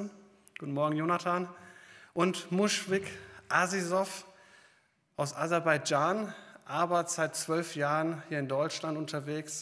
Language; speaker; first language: German; native; German